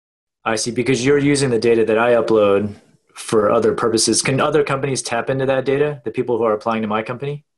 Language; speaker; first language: English; native; English